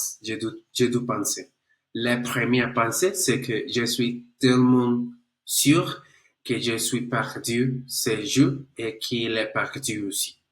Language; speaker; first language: French; non-native, learner; Spanish